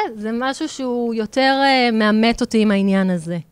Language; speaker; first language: Hebrew; native; Hebrew